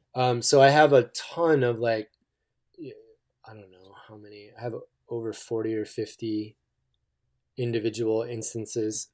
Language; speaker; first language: English; native; English